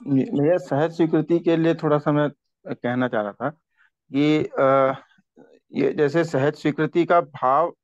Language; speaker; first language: Hindi; native; Hindi